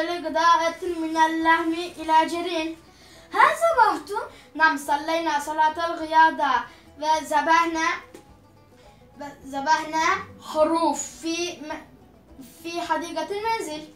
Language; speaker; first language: Arabic; non-native, learner; Turkish